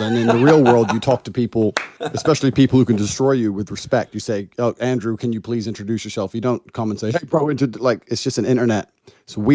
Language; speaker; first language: English; native; English